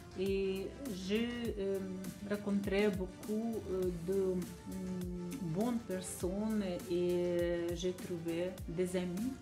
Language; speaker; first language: French; non-native, learner; Ukrainian